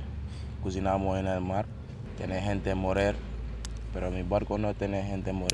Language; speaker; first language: Spanish; non-native, learner; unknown